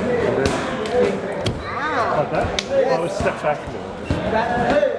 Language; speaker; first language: English; native; English